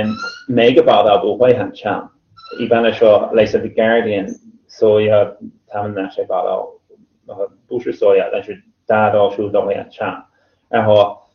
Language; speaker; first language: Chinese; non-native, fluent; English